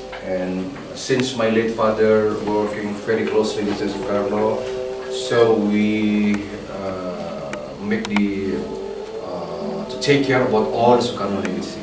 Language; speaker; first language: English; non-native, learner; Indonesian